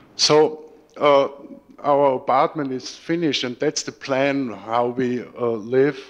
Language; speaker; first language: English; non-native, fluent; German